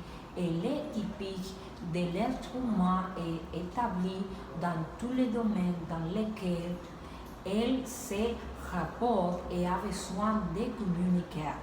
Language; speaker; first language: French; non-native, learner; Spanish